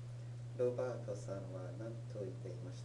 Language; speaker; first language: Japanese; non-native, learner; English